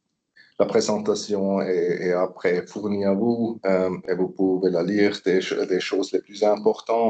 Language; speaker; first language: French; non-native, local second language; German